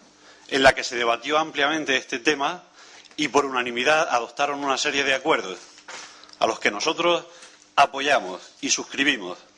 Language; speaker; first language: Spanish; native; Spanish